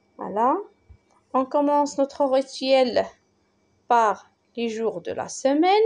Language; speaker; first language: French; non-native, local second language; Arabic